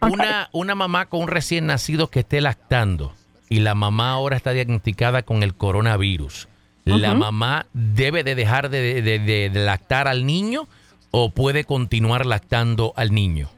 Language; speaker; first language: Spanish; native; Spanish